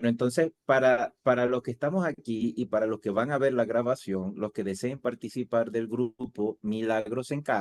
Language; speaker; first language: Spanish; native; Spanish